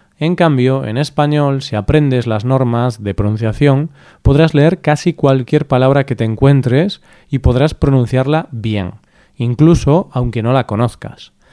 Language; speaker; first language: Spanish; native; Spanish